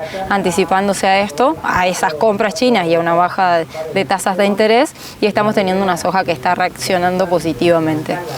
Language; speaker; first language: Spanish; native; Spanish